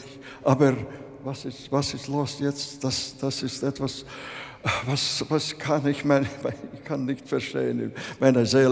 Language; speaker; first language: German; non-native, learner; Latvian